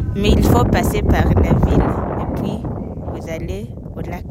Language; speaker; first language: French; non-native, learner; Swahili